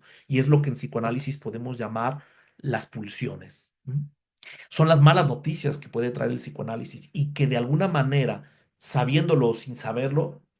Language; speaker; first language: Spanish; native; Spanish